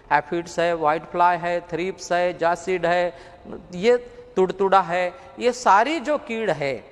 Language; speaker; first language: Hindi; non-native, local second language; Marathi